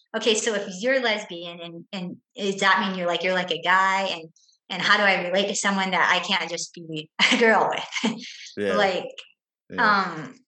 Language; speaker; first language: English; native; English